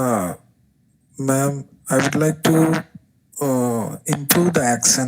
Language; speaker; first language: English; non-native, learner; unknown